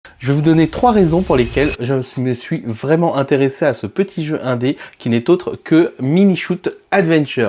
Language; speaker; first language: French; native; French